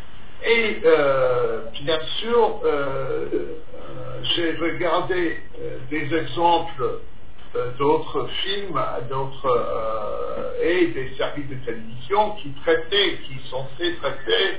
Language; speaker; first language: French; non-native, fluent; English